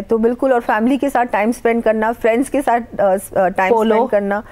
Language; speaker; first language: Hindi; native; Hindi